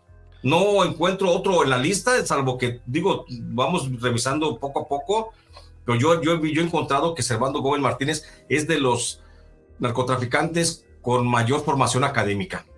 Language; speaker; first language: Spanish; native; Spanish